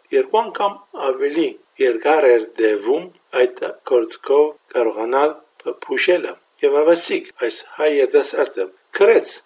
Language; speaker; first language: Armenian; early bilingual, heritage; Armenian